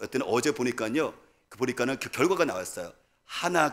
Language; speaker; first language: Korean; native; Korean